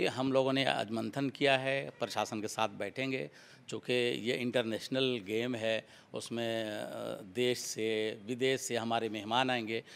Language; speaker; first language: Hindi; native; Hindi